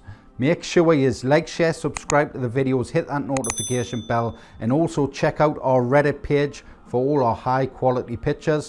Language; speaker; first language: English; native; English